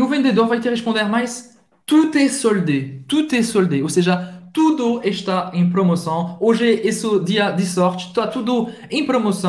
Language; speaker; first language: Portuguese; non-native, fluent; French